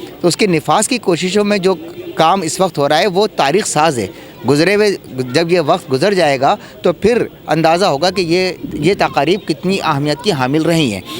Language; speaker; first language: Urdu; native; Urdu